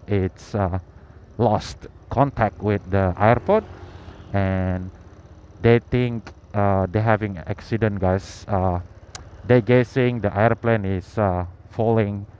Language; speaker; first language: English; non-native, learner; Indonesian